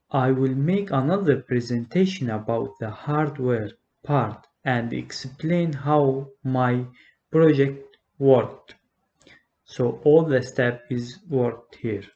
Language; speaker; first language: English; non-native, learner; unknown